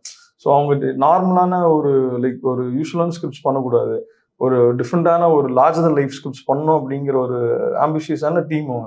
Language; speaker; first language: Tamil; native; Tamil